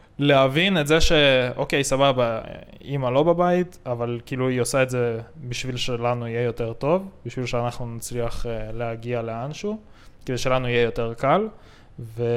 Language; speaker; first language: Hebrew; native; Hebrew